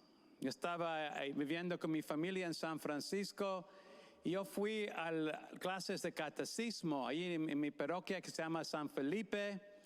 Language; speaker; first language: Spanish; non-native, fluent; English